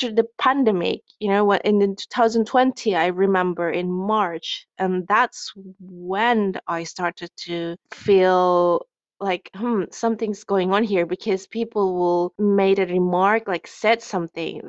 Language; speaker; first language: English; non-native, fluent; Indonesian